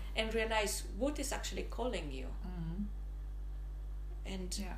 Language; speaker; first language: English; non-native, fluent; Italian